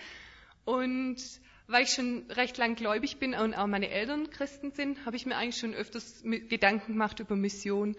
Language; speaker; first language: German; native; German